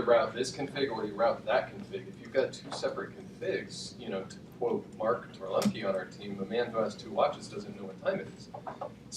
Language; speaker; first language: English; native; English